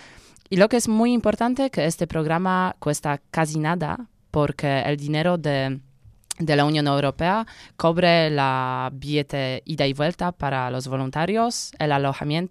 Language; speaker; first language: Spanish; non-native, learner; Polish